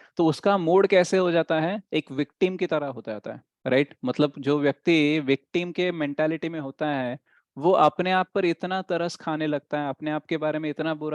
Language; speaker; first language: Hindi; native; Hindi